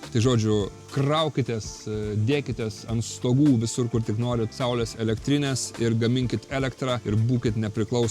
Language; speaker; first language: Lithuanian; native; Lithuanian